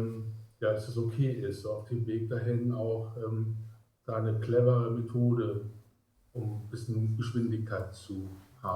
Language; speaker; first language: German; native; German